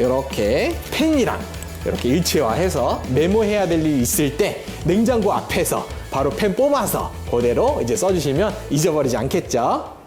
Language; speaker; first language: Korean; native; Korean